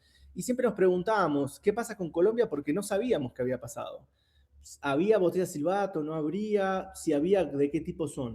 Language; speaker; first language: Spanish; native; Spanish